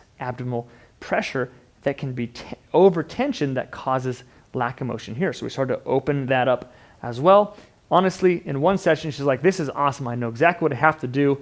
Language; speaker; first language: English; native; English